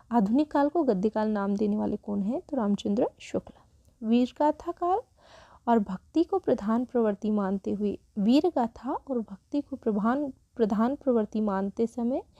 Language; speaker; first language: Hindi; native; Hindi